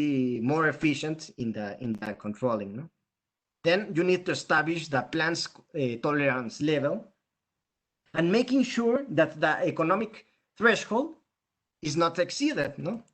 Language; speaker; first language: English; non-native, fluent; Spanish